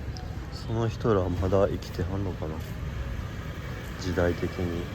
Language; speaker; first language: Japanese; native; Japanese